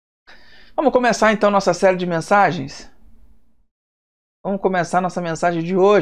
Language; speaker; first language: Portuguese; native; Portuguese